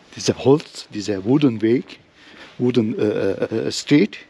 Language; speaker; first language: German; non-native, learner; Turkish